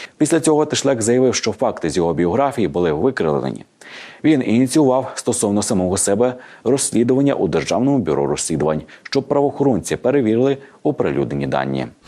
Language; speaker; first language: Ukrainian; native; Ukrainian